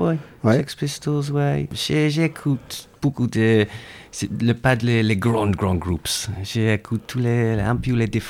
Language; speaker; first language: French; non-native, learner; English